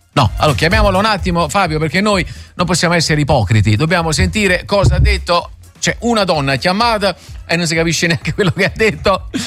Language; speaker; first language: Italian; native; Italian